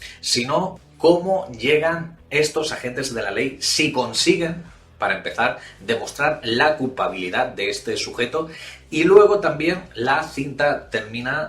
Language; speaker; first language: Spanish; native; Spanish